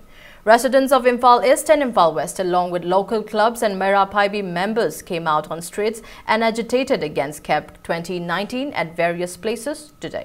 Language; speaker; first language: English; non-native, local second language; Manipuri